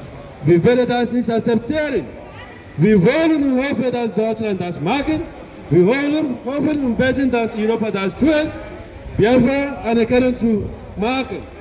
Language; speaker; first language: German; non-native, learner; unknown